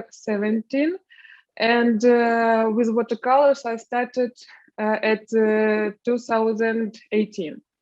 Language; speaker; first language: English; non-native, learner; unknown